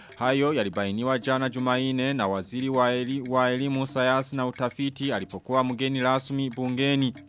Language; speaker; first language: Swahili; non-native, local second language; Rundi